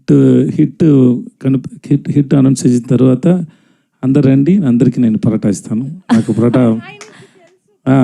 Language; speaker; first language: Telugu; non-native, learner; Tamil